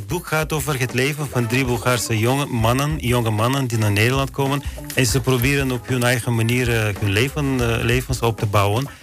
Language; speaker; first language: Dutch; non-native, fluent; Bulgarian